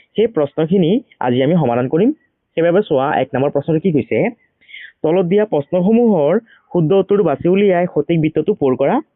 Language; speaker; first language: Assamese; native; Assamese